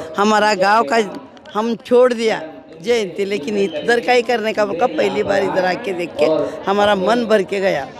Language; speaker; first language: Hindi; non-native, local second language; Marathi